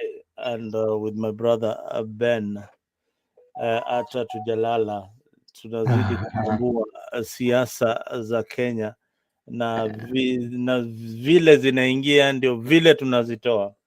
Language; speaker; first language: Swahili; non-native, local second language; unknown